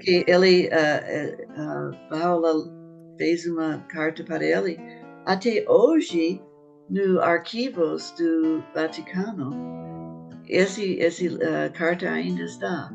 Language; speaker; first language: Portuguese; non-native, fluent; English